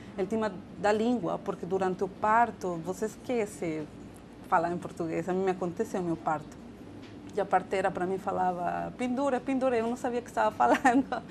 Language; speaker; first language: Portuguese; non-native, fluent; Spanish